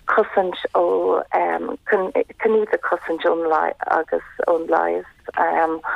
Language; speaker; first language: Irish; non-native, local second language; English